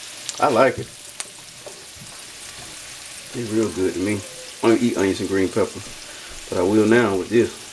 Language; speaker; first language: English; native; English